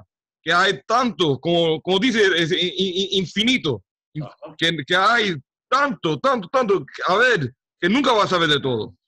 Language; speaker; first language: Spanish; early bilingual, heritage; Spanish